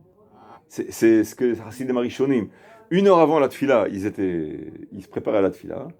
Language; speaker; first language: French; native; French